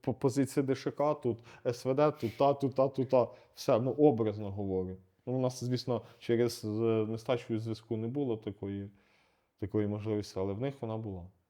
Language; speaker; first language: Ukrainian; non-native, local second language; Russian